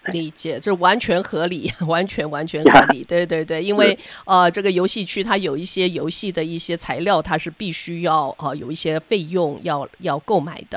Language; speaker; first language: Chinese; native; Chinese